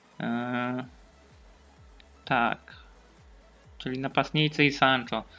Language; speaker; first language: Polish; native; Polish